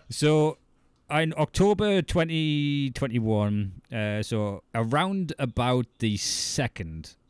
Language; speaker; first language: English; native; English